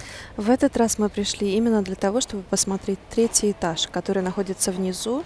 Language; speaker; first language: Russian; native; Russian